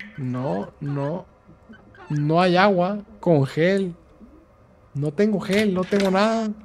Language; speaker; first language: Spanish; native; Spanish